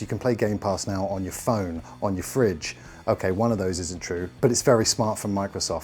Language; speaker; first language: English; native; English